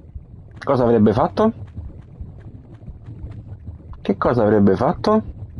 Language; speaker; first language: Italian; native; Italian